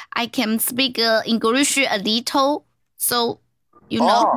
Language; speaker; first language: English; non-native, learner; Chinese